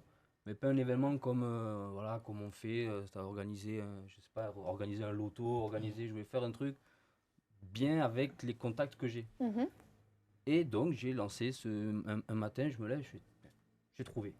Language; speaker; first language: French; native; French